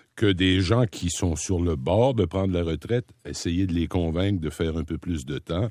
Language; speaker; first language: French; native; French